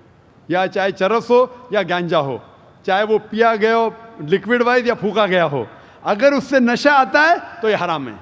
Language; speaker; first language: Hindi; native; Hindi